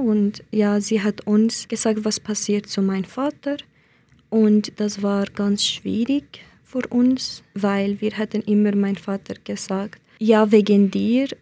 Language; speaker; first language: German; non-native, learner; Central Kurdish